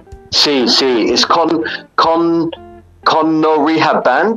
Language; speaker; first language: Spanish; non-native, learner; English